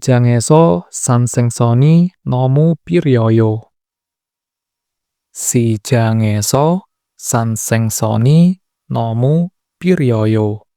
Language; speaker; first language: Korean; non-native, fluent; Indonesian